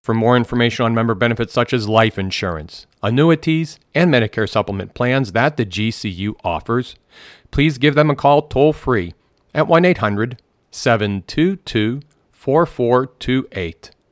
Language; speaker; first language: English; native; English